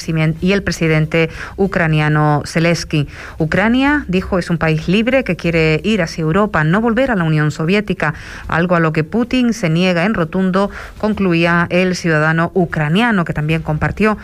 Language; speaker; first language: Spanish; native; Spanish